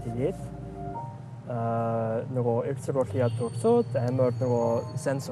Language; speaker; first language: Mongolian; non-native, learner; English